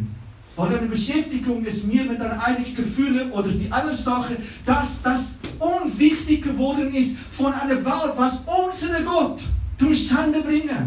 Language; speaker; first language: German; non-native, fluent; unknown